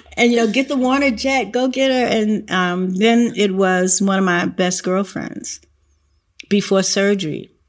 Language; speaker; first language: English; native; English